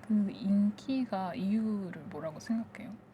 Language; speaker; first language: Korean; non-native, fluent; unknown